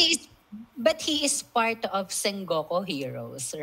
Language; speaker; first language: English; non-native, local second language; Filipino